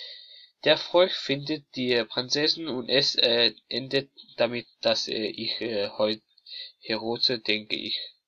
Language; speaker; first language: German; non-native, learner; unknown